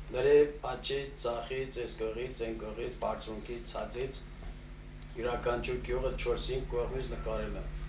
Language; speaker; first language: Armenian; early bilingual, heritage; Armenian